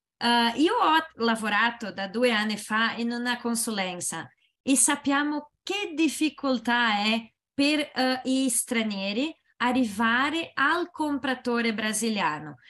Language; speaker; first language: Italian; non-native, learner; Portuguese